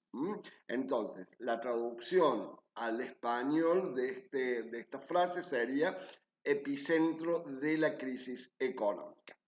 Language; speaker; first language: Spanish; native; Spanish